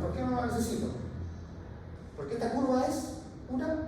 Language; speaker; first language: Spanish; native; Spanish